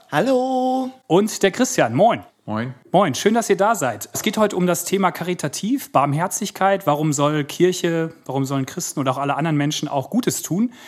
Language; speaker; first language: German; native; German